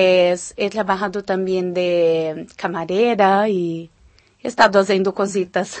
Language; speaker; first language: Spanish; non-native, fluent; Portuguese